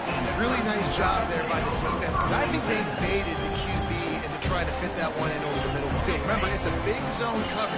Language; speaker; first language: English; native; English